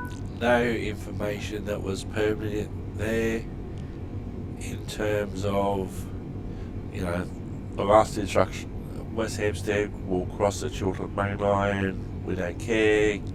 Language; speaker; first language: English; native; English